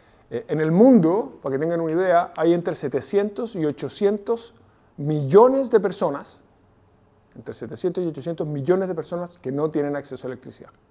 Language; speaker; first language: Spanish; native; Spanish